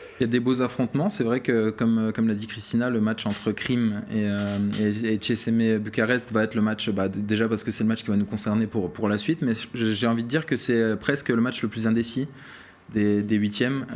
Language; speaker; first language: French; native; French